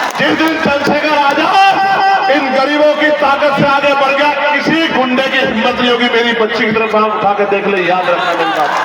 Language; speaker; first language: Hindi; native; Hindi